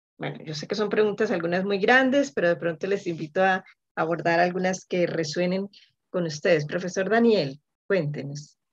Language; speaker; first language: Spanish; native; Spanish